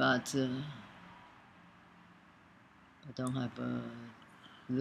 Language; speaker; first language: English; non-native, learner; Chinese